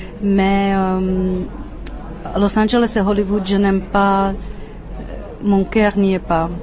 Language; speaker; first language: French; non-native, fluent; Czech